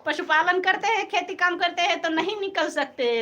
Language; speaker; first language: Hindi; non-native, local second language; Gujarati